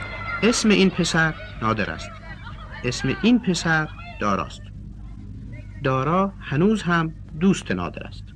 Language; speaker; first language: Persian; non-native, learner; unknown